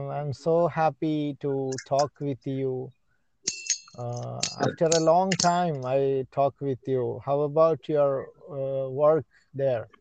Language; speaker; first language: English; non-native, learner; Malayalam